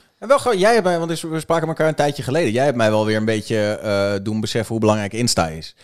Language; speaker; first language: Dutch; native; Dutch